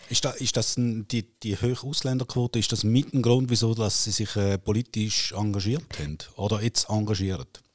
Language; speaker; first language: German; native; German